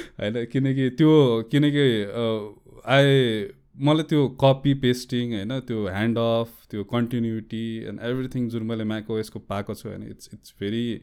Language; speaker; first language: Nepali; native; Nepali